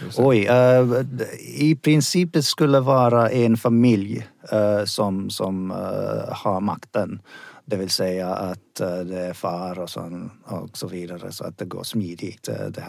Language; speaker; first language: Swedish; non-native, fluent; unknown